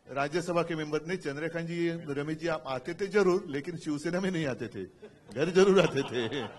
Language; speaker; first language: Hindi; non-native, local second language; Marathi